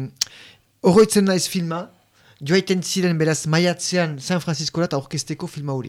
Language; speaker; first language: Basque; native; Basque